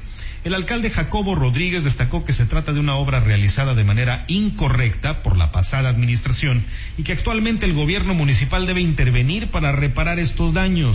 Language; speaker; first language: Spanish; native; Spanish